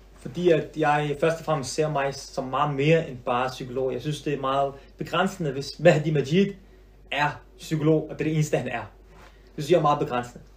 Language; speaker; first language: Danish; early bilingual, other home language; Arabic